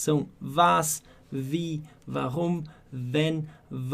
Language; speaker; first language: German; non-native, fluent; Portuguese